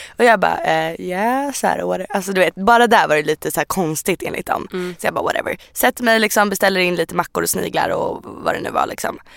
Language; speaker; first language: Swedish; native; Swedish